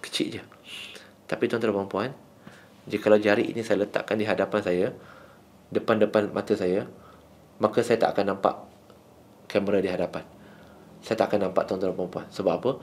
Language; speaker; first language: Malay; non-native, local second language; Chinese